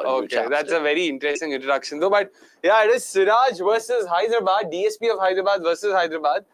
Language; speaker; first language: English; non-native, local second language; Hindi